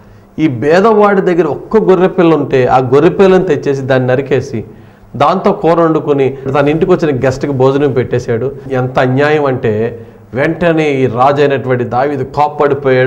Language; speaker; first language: Telugu; native; Telugu